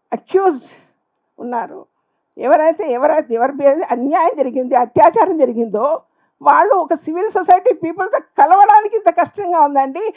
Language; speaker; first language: Telugu; non-native, local second language; Urdu